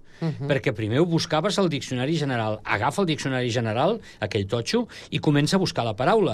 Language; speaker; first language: Catalan; native; Catalan